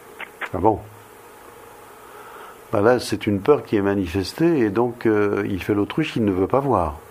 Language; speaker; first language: French; native; French